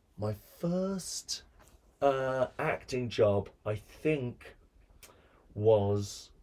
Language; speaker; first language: English; native; English